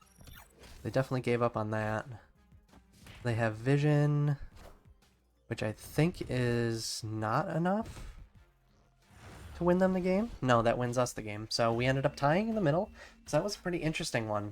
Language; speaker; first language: English; native; English